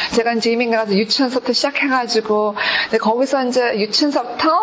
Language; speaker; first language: Korean; early bilingual, heritage; Korean